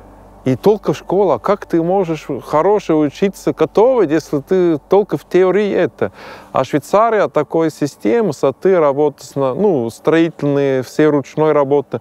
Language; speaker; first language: Russian; non-native, learner; German